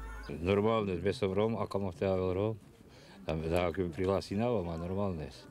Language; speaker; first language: Slovak; non-native, local second language; Romany